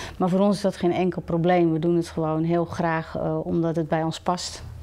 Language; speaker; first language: Dutch; native; Dutch